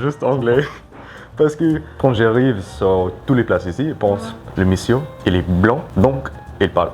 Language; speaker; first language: French; non-native, learner; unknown